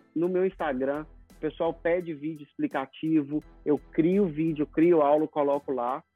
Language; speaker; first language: Portuguese; native; Portuguese